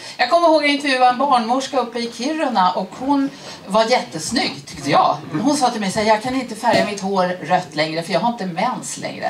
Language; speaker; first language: Swedish; native; Swedish